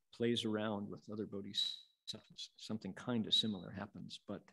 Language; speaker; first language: English; native; English